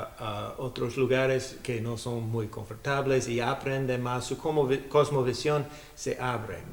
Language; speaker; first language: Spanish; non-native, learner; English